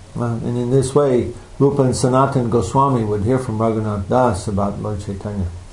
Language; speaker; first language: English; native; English